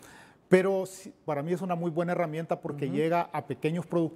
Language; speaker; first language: Spanish; native; Spanish